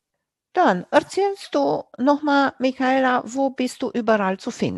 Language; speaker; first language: German; non-native, fluent; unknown